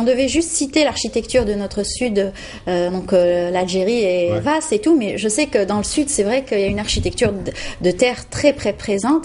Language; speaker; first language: French; native; French